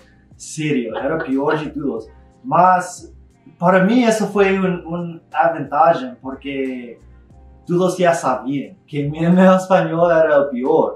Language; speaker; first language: Portuguese; non-native, learner; English